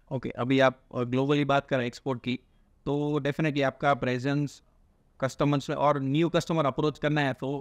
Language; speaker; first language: Hindi; non-native, local second language; Gujarati